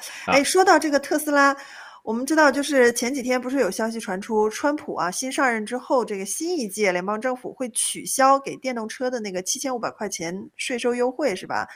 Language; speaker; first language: Chinese; native; Chinese